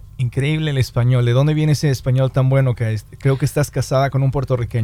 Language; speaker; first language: Spanish; native; Spanish